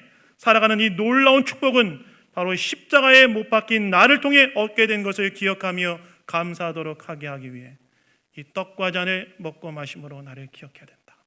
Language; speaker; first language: Korean; native; Korean